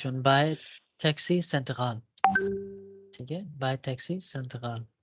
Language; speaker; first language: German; non-native, fluent; Urdu